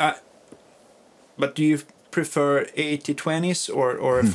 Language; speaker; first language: English; non-native, fluent; Swedish